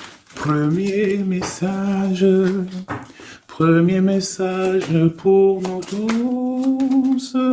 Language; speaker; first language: French; native; French